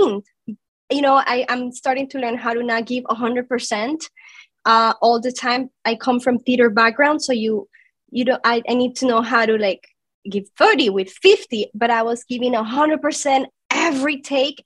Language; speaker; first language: English; non-native, fluent; Spanish